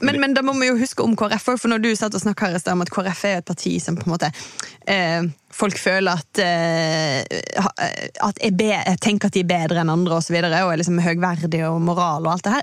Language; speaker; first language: Norwegian; native; Norwegian